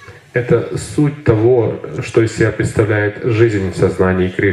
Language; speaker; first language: Russian; native; Russian